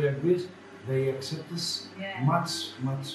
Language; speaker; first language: English; non-native, learner; Greek